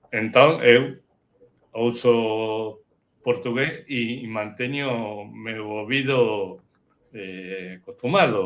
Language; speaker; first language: Portuguese; non-native, fluent; Spanish